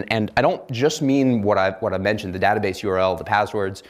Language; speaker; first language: English; native; English